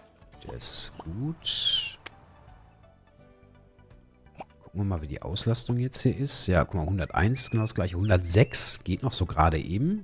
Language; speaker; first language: German; native; German